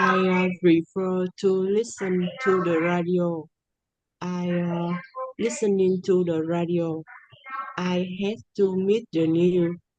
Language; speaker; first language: English; non-native, learner; Vietnamese